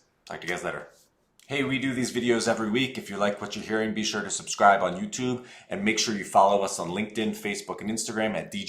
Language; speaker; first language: English; native; English